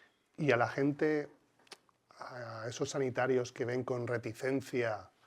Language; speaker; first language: Spanish; native; Spanish